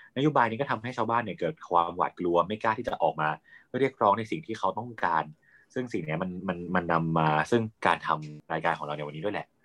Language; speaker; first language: Thai; native; Thai